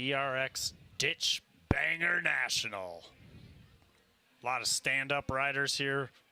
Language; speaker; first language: English; native; English